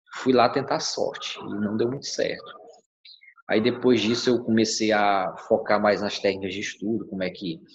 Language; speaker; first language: Portuguese; native; Portuguese